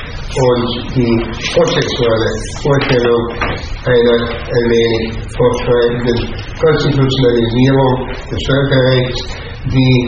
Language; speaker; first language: German; native; German